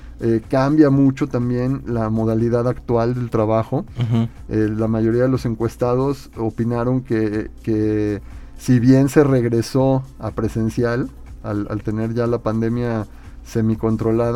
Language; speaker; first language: Spanish; native; Spanish